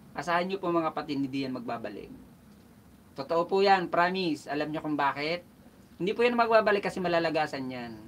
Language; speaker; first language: Filipino; non-native, local second language; Bikol